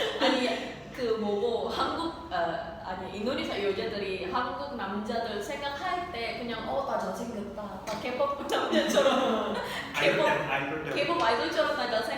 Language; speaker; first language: Korean; non-native, learner; Indonesian